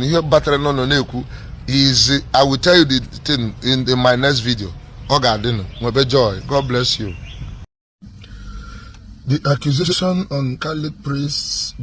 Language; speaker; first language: English; non-native, local second language; Igbo